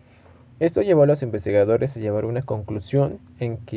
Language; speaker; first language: Spanish; native; Spanish